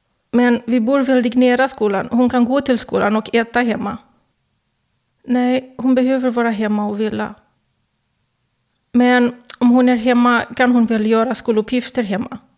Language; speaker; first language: Swedish; non-native, fluent; Romanian